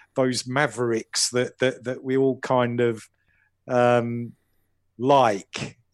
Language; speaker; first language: English; native; English